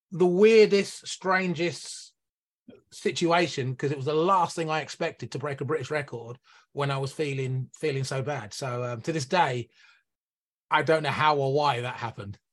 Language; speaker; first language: English; native; English